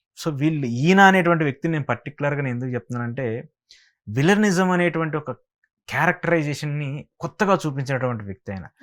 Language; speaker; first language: Telugu; native; Telugu